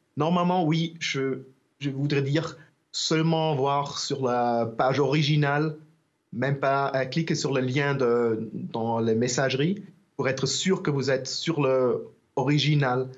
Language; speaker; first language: French; non-native, learner; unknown